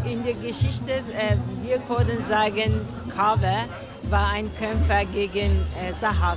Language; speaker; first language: German; non-native, learner; Kurdish